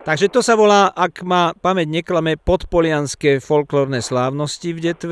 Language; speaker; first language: Slovak; native; Slovak